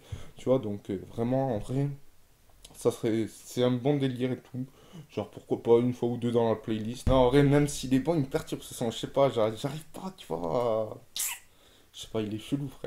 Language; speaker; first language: French; native; French